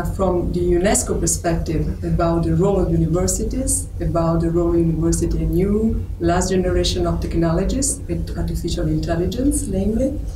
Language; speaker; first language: English; non-native, fluent; Italian